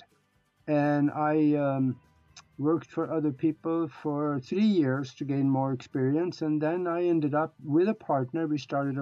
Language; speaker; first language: English; non-native, fluent; Norwegian